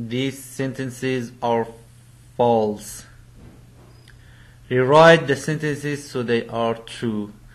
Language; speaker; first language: English; non-native, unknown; Persian